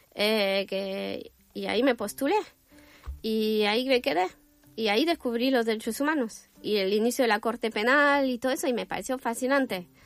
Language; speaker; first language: Spanish; non-native, fluent; French